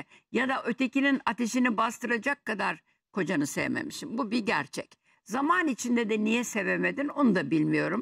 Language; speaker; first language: Turkish; native; Turkish